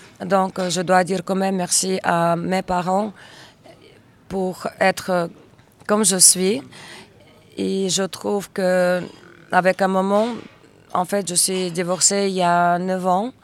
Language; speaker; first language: French; non-native, fluent; Russian